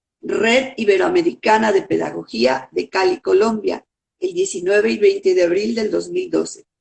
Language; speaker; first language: Spanish; native; Spanish